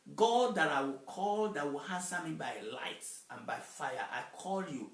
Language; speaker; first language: English; non-native, local second language; Yoruba